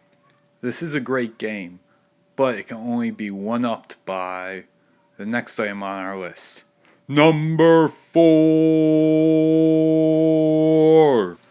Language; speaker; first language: English; native; English